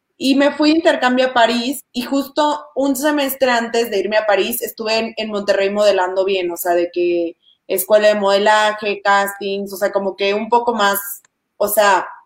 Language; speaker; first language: Spanish; native; Spanish